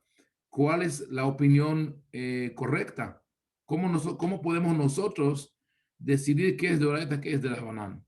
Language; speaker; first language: Spanish; non-native, fluent; Hebrew